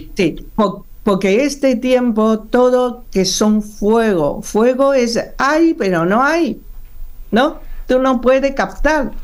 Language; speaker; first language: Spanish; non-native, learner; Chinese